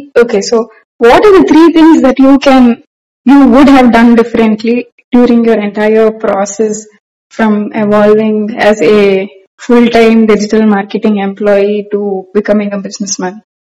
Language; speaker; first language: English; non-native, local second language; Tamil